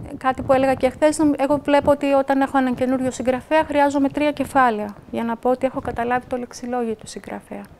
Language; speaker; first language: Greek; native; Greek